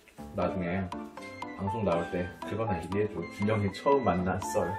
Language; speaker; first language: Korean; native; Korean